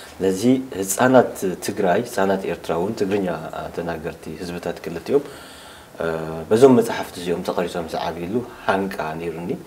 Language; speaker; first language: Tigrinya; native; Tigrinya